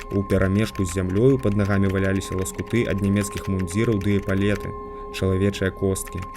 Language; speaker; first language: Belarusian; native; Belarusian